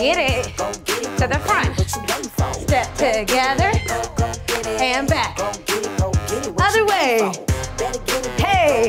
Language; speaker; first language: English; native; English